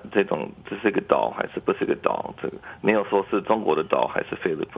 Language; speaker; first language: Chinese; early bilingual, heritage; English